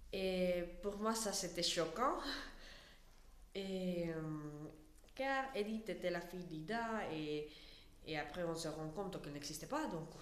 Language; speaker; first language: French; non-native, learner; Spanish